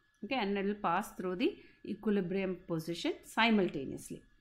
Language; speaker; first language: English; non-native, local second language; Malayalam